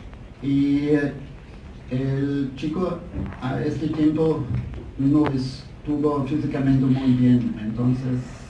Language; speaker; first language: Spanish; non-native, fluent; German